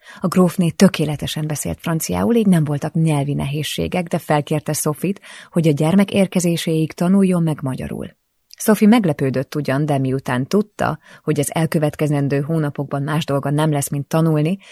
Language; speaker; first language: Hungarian; native; Hungarian